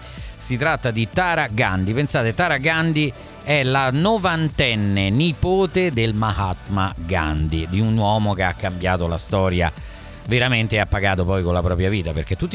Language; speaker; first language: Italian; native; Italian